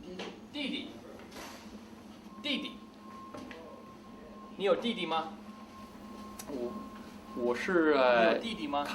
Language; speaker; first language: Chinese; non-native, fluent; English